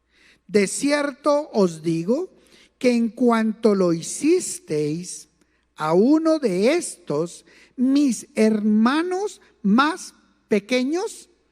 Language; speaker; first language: Spanish; native; Spanish